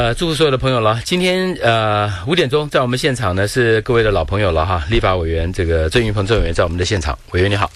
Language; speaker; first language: Chinese; native; Chinese